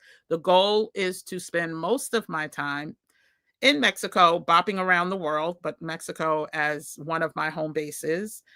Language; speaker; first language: English; native; English